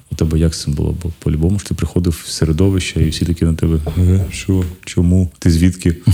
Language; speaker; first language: Ukrainian; non-native, local second language; Russian